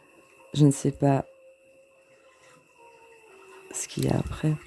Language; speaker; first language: French; native; French